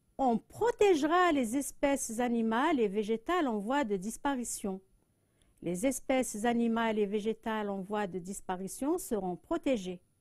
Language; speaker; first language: French; non-native, local second language; Arabic